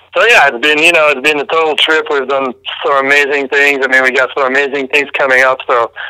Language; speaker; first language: English; early bilingual, other home language; French